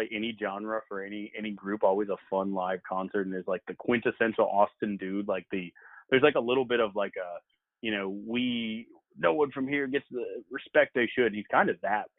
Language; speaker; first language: English; native; English